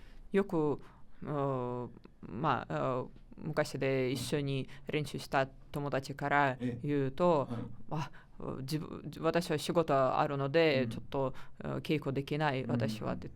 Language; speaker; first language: Japanese; non-native, learner; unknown